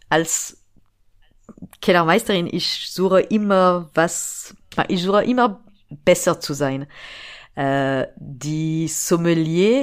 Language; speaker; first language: German; non-native, fluent; French